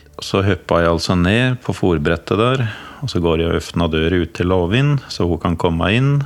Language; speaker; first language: Norwegian; native; Norwegian